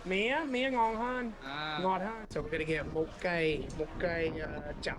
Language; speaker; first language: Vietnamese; non-native, fluent; English